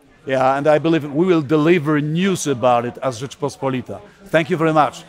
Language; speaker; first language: English; non-native, fluent; Polish